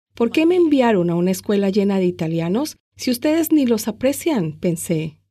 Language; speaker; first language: Spanish; non-native, fluent; English